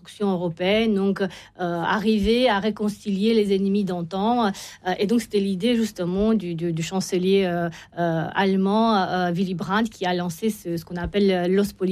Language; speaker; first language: French; non-native, fluent; Romanian